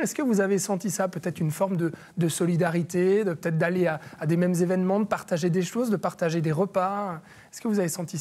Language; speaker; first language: French; native; French